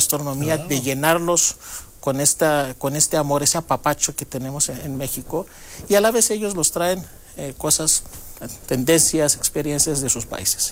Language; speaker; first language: Spanish; non-native, fluent; Greek